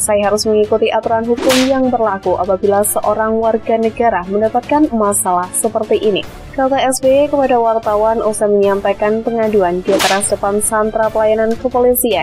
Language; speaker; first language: Indonesian; native; Indonesian